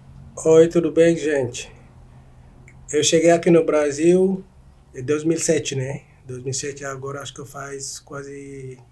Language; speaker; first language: Portuguese; non-native, learner; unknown